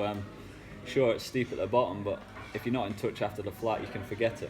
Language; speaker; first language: English; native; English